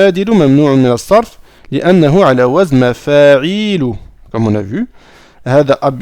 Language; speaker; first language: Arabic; non-native, fluent; French